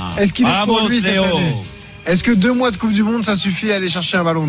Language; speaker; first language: French; native; French